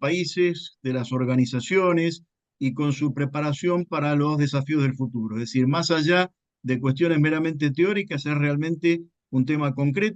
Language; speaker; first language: Spanish; native; Spanish